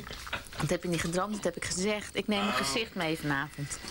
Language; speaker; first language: Dutch; native; Dutch